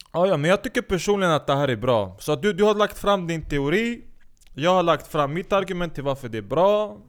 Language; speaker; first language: Swedish; early bilingual, other home language; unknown